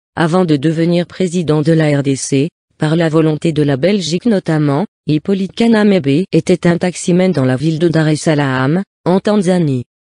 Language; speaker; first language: French; non-native, local second language; Lingala